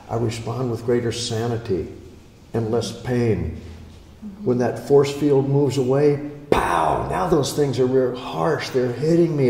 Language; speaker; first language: English; native; English